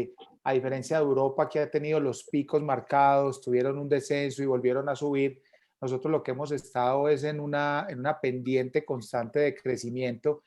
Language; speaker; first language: Spanish; native; Spanish